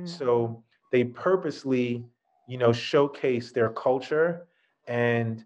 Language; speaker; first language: English; native; English